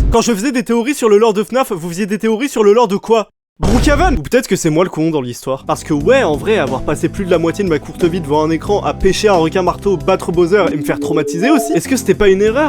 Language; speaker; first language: French; native; French